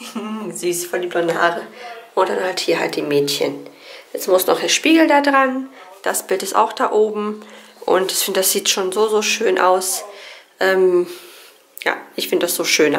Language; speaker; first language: German; native; German